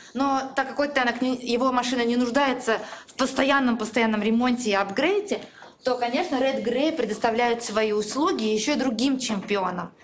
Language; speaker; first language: Russian; native; Russian